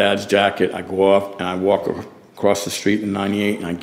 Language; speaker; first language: English; native; English